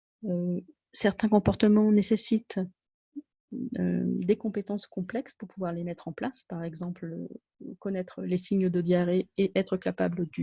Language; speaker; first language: French; native; French